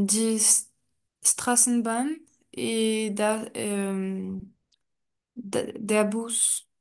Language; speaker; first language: German; non-native, learner; French